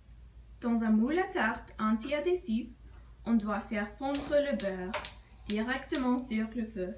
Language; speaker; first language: French; non-native, learner; English